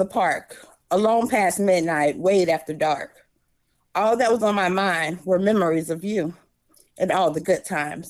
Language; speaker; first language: English; native; English